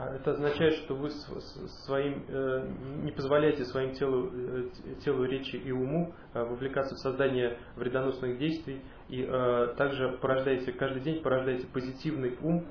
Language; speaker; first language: Russian; native; Russian